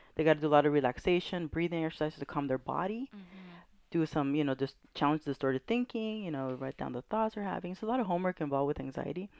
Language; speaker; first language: English; native; English